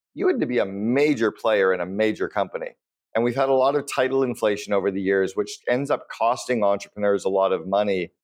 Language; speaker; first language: English; native; English